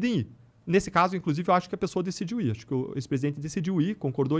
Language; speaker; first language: Portuguese; native; Portuguese